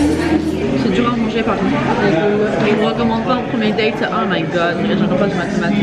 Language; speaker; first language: French; native; French